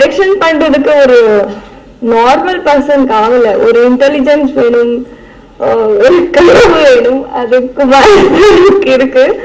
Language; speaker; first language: Tamil; non-native, learner; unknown